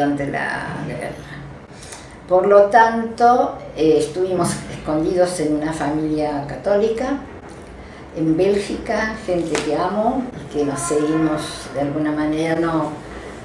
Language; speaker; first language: Spanish; early bilingual, other home language; French